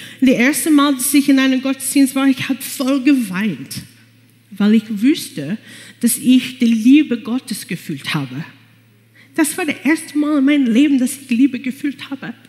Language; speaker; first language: German; non-native, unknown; English